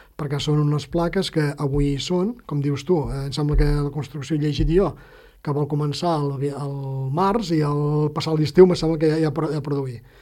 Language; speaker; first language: Catalan; native; Catalan